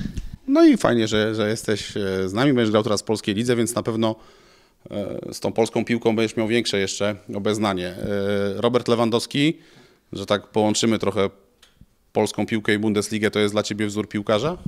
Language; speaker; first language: Polish; native; Polish